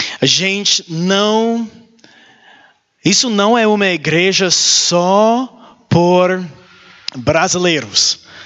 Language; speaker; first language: Portuguese; non-native, learner; English